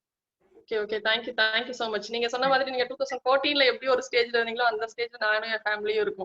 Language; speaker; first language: Tamil; native; Tamil